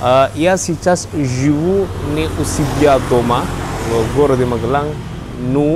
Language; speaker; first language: Russian; non-native, learner; Javanese